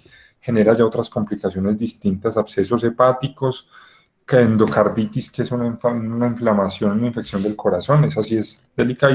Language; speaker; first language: Spanish; native; Spanish